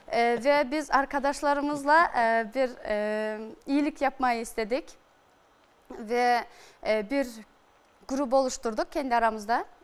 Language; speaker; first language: Turkish; non-native, fluent; Kyrgyz